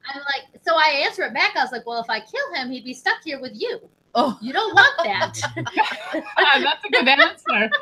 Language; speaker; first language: English; native; English